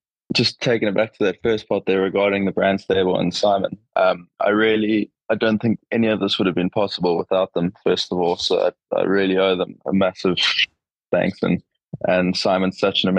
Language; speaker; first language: English; native; English